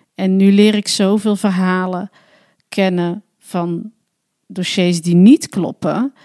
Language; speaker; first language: Dutch; native; Dutch